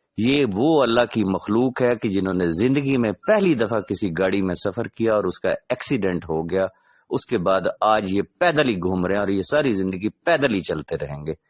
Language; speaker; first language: Urdu; non-native, local second language; Punjabi